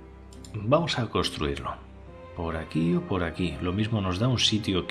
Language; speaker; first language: Spanish; native; Spanish